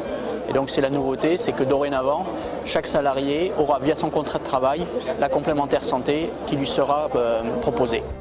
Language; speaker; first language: French; native; French